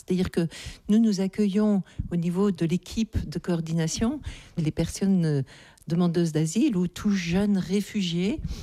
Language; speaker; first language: French; native; French